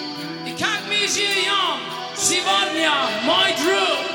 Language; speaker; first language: Russian; non-native, learner; German